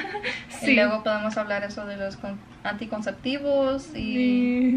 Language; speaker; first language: Spanish; early bilingual, other home language; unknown